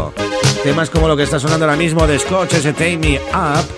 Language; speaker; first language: Spanish; native; Spanish